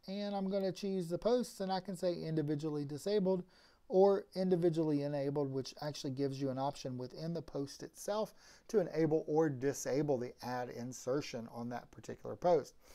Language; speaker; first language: English; native; English